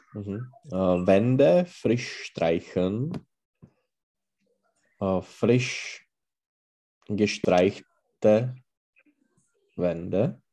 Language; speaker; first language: German; non-native, learner; Czech